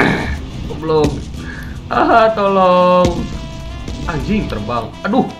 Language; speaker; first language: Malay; non-native, local second language; Sundanese